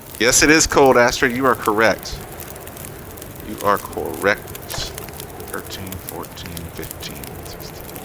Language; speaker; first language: English; native; English